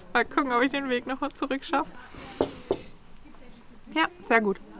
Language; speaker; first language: German; native; German